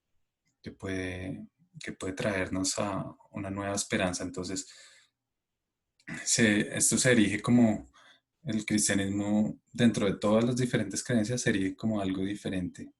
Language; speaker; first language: Spanish; native; Spanish